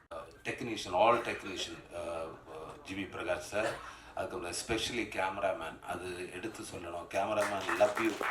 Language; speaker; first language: Tamil; non-native, learner; Malayalam